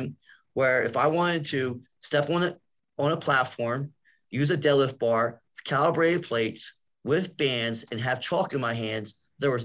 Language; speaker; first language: English; native; English